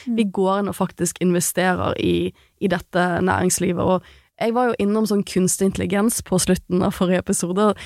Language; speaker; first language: Norwegian; native; Norwegian